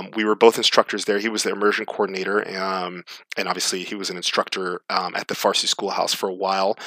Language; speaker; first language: English; native; English